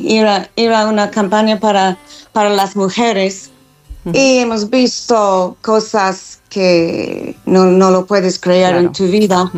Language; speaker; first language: Spanish; non-native, fluent; English